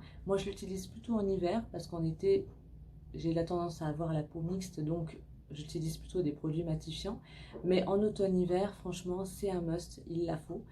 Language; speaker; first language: French; native; French